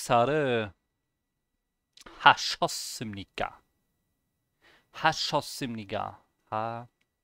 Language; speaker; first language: Korean; non-native, learner; German